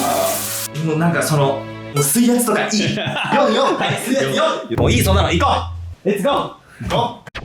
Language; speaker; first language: Japanese; native; Japanese